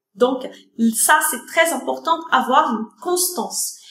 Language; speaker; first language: French; non-native, fluent; Portuguese